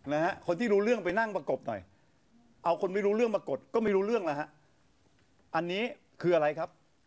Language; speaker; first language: Thai; native; Thai